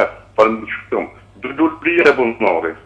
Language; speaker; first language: Albanian; early bilingual, heritage; Albanian